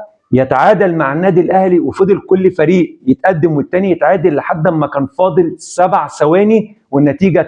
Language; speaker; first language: Arabic; native; Arabic